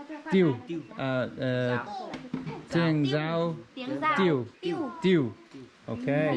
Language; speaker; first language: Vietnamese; non-native, learner; English